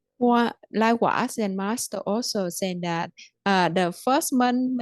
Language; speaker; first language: English; non-native, fluent; Vietnamese